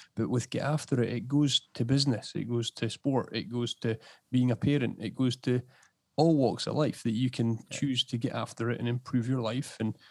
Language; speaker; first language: English; native; English